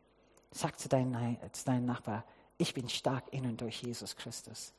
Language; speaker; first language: German; non-native, fluent; English